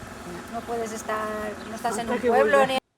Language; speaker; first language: Spanish; native; Spanish